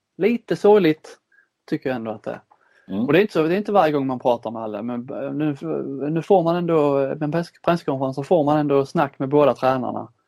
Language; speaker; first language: Swedish; native; Swedish